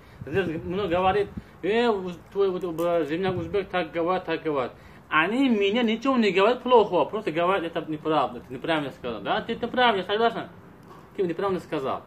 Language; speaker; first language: Russian; non-native, learner; Uzbek